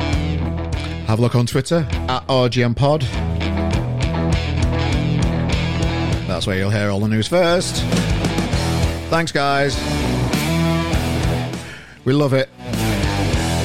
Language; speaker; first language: English; native; English